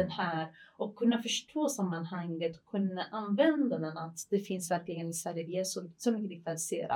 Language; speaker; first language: Swedish; non-native, fluent; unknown